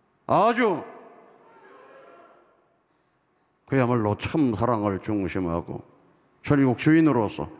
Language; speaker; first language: Korean; native; Korean